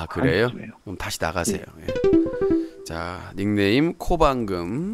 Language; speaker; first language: Korean; native; Korean